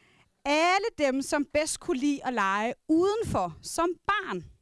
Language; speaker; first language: Danish; non-native, local second language; Kalaallisut